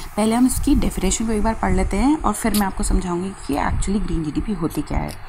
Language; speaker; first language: Hindi; native; Hindi